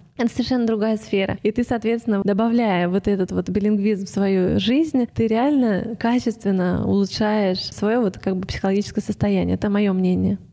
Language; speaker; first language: Russian; native; Russian